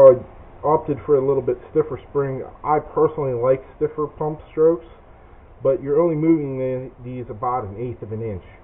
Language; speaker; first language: English; native; English